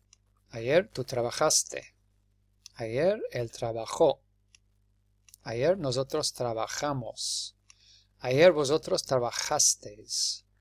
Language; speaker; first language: Spanish; non-native, fluent; English